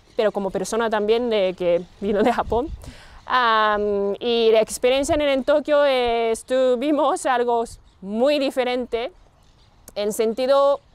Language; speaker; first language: Spanish; non-native, learner; Japanese